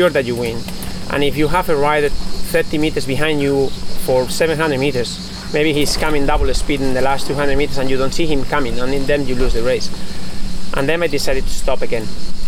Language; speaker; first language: English; non-native, fluent; Spanish